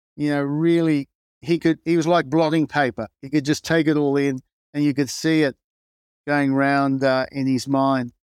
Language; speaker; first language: English; non-native, local second language; Greek